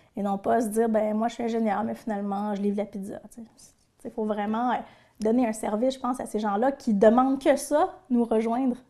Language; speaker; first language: French; native; French